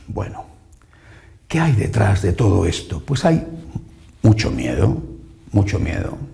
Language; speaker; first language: Spanish; native; Spanish